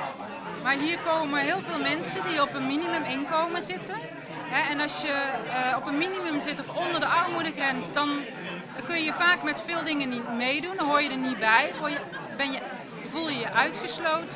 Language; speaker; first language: Dutch; native; Dutch